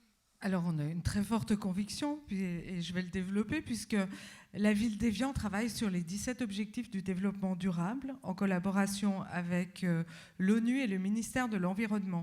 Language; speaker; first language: French; native; French